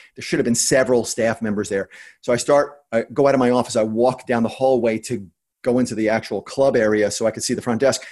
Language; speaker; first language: English; native; English